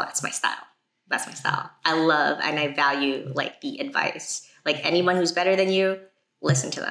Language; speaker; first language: English; native; English